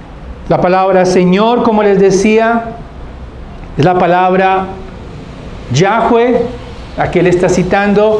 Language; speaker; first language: Spanish; native; Spanish